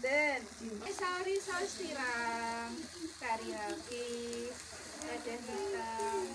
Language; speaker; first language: Indonesian; non-native, local second language; Javanese